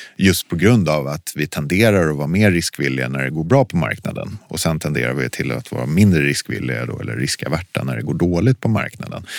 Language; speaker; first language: Swedish; native; Swedish